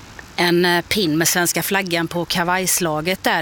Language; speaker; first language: Swedish; native; Swedish